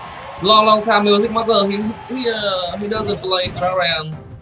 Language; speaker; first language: English; non-native, learner; Vietnamese